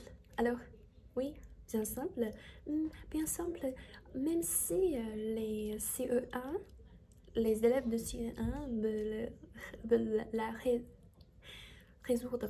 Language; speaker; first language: French; non-native, learner; Chinese